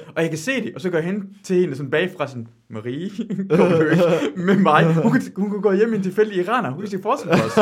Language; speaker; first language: Danish; non-native, fluent; Persian